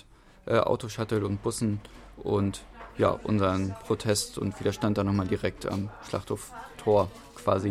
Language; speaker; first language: German; native; German